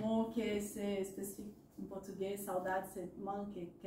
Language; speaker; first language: French; non-native, learner; Portuguese